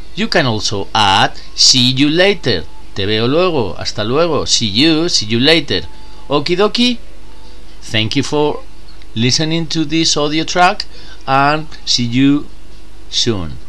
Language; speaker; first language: English; non-native, fluent; Spanish